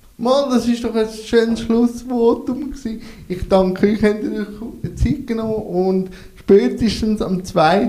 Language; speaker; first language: German; native; German